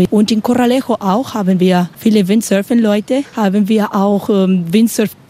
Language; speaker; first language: German; non-native, learner; Spanish